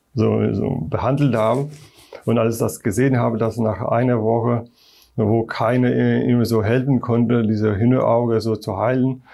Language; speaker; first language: German; non-native, fluent; Polish